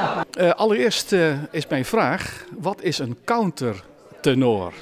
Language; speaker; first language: Dutch; native; Dutch